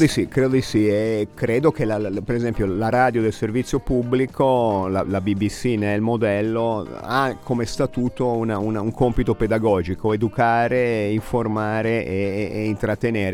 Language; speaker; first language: Italian; native; Italian